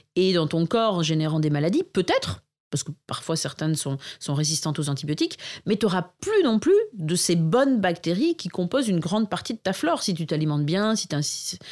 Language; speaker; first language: French; native; French